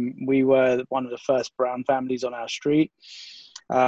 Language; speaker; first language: English; native; English